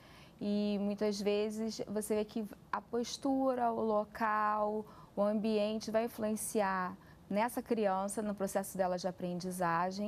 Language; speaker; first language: Portuguese; native; Portuguese